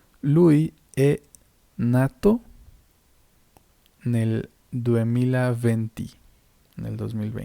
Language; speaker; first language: Italian; non-native, fluent; Spanish